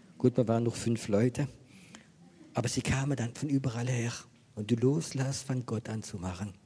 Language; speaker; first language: German; non-native, fluent; French